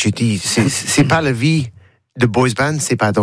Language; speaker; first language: French; non-native, learner; English